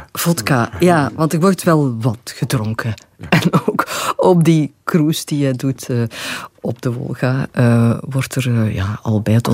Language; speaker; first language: Dutch; native; Dutch